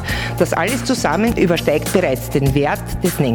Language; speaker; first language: German; native; German